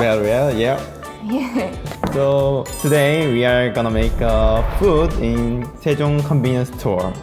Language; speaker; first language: English; non-native, learner; Korean